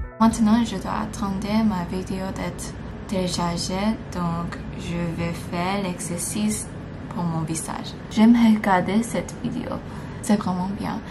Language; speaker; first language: French; non-native, learner; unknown